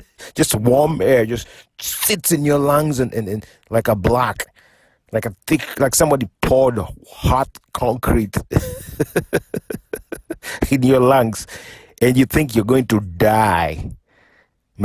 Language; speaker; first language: English; non-native, local second language; Luo (Kenya and Tanzania)